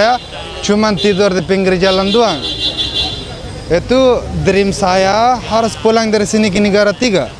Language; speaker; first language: Indonesian; early bilingual, other home language; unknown